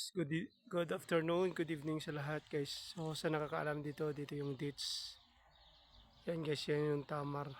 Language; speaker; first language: Filipino; non-native, local second language; Hiligaynon